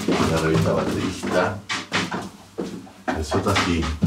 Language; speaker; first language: Spanish; early bilingual, heritage; Spanish